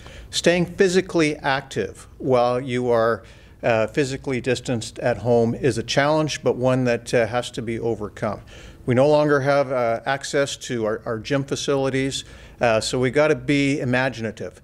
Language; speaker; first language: English; native; English